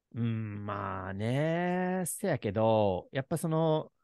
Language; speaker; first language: Japanese; non-native, fluent; English